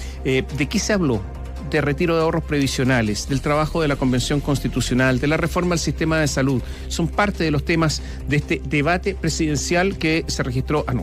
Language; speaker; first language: Spanish; native; Spanish